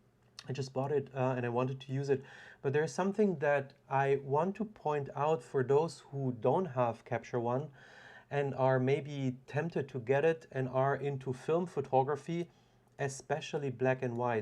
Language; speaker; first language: English; non-native, fluent; German